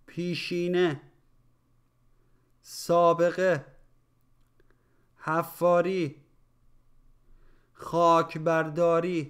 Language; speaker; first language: Persian; native; Persian